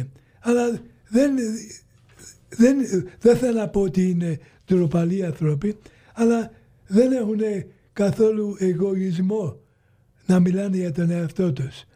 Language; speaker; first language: Greek; early bilingual, other home language; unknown